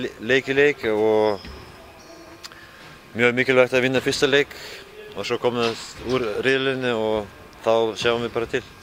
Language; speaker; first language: Icelandic; non-native, fluent; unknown